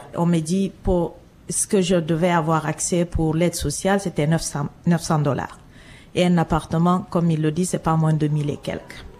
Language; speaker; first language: French; non-native, local second language; Fula